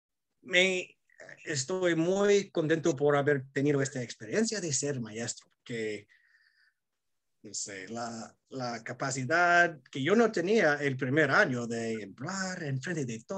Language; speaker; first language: Spanish; non-native, fluent; English